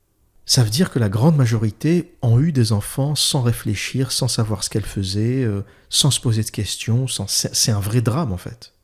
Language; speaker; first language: French; native; French